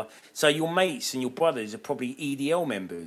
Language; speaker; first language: English; native; English